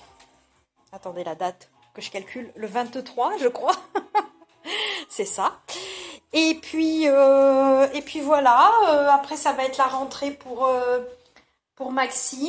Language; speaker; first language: French; native; French